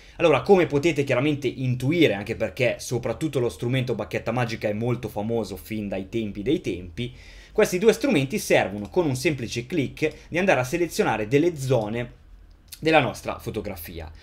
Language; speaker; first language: Italian; native; Italian